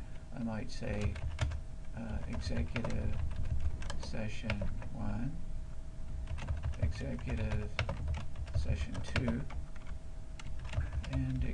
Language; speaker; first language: English; native; English